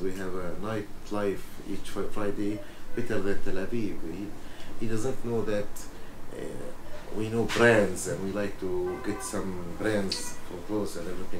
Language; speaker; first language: English; non-native, fluent; Arabic